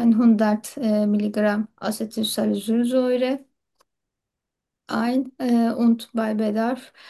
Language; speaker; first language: German; non-native, learner; Turkish